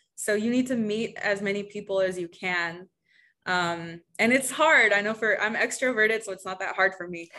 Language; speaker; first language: English; early bilingual, other home language; Spanish